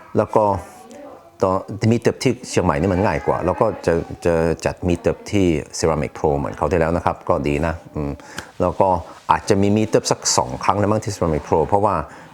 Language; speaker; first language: Thai; non-native, fluent; Swedish